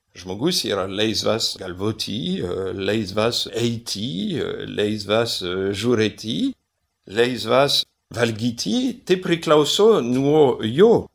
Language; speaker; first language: Lithuanian; non-native, fluent; French